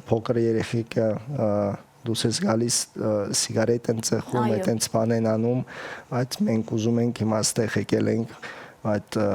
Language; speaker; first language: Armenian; early bilingual, heritage; Russian